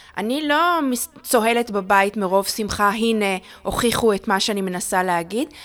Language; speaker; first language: Hebrew; native; Hebrew